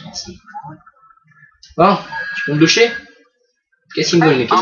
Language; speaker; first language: French; native; French